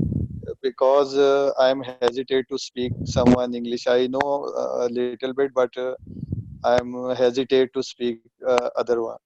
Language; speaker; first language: English; non-native, learner; Punjabi